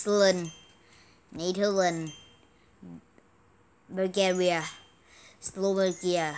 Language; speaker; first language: English; non-native, learner; Thai